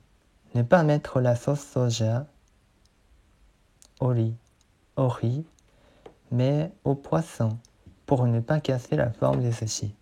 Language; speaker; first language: French; non-native, learner; Japanese